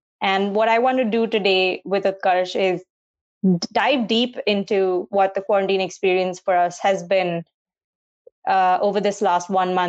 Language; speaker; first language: English; non-native, local second language; Hindi